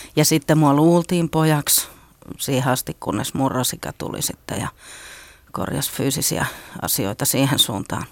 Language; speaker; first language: Finnish; native; Finnish